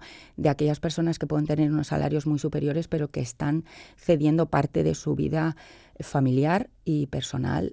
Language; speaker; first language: Spanish; native; Spanish